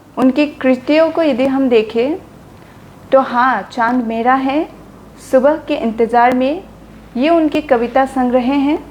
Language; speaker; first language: Hindi; non-native, local second language; Assamese